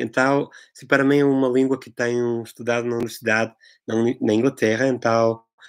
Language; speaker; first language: Portuguese; non-native, fluent; English